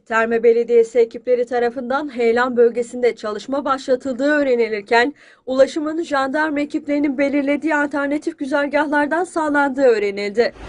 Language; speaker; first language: Turkish; native; Turkish